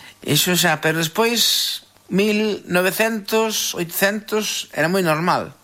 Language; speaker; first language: Galician; native; Galician